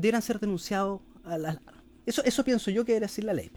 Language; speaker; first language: Spanish; native; Spanish